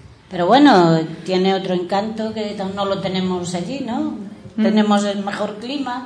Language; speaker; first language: Spanish; native; Spanish